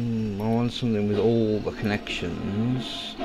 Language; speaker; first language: English; native; English